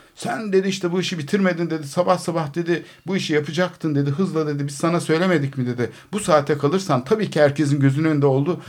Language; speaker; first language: Turkish; native; Turkish